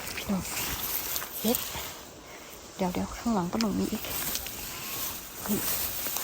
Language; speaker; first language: Thai; native; Thai